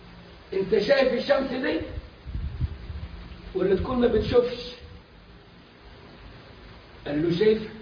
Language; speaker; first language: Arabic; native; Arabic